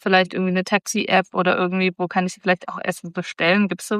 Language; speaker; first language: German; native; German